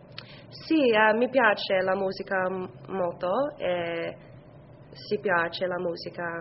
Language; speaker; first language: Italian; non-native, learner; English